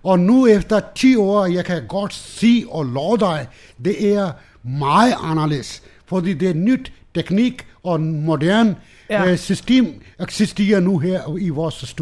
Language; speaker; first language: Danish; non-native, learner; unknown